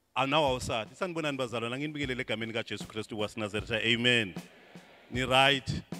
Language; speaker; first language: Zulu; non-native, local second language; Swati